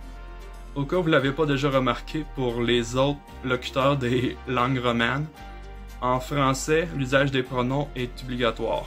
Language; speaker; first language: French; native; French